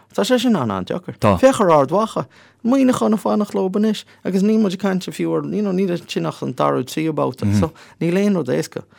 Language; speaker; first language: Irish; native; Irish